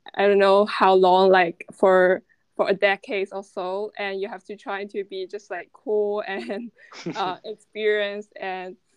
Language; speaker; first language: English; non-native, fluent; Chinese